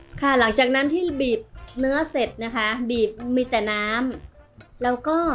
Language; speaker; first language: Thai; native; Thai